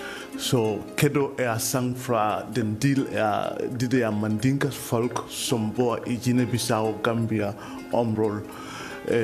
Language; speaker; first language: Danish; non-native, learner; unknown